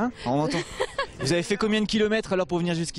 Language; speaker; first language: French; native; French